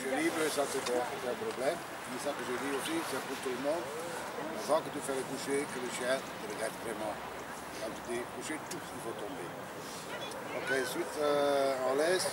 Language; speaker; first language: French; non-native, local second language; Dutch